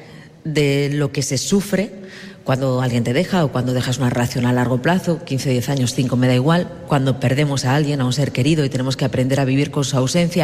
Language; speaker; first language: Spanish; native; Spanish